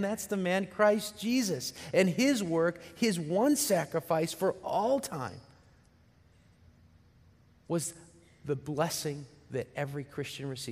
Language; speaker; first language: English; native; English